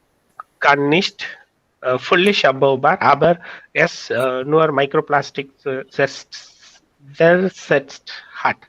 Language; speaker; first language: German; non-native, learner; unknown